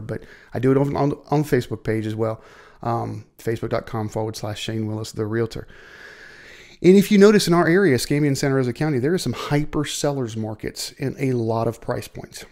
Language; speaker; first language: English; native; English